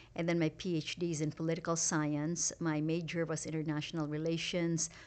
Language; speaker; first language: English; non-native, local second language; Hiligaynon